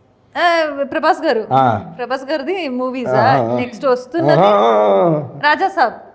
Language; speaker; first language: Telugu; non-native, learner; Kannada